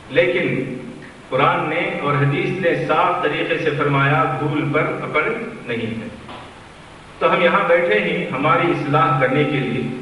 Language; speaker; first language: Urdu; native; Urdu